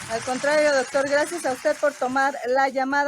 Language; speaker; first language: Spanish; native; Spanish